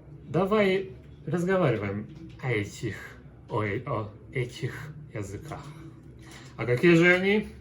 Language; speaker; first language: Russian; non-native, learner; Portuguese